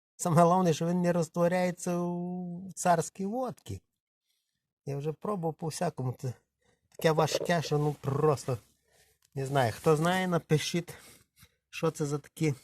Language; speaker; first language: Ukrainian; non-native, local second language; Russian